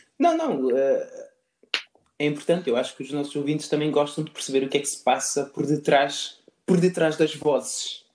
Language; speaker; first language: Portuguese; non-native, local second language; Kabuverdianu